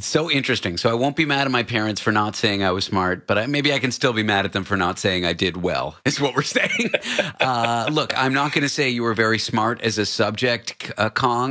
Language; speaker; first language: English; native; English